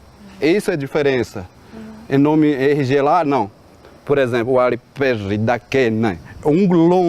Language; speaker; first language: Portuguese; non-native, local second language; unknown